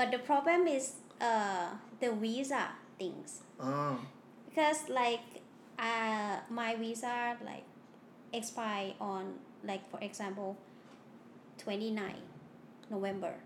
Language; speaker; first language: English; non-native, learner; Thai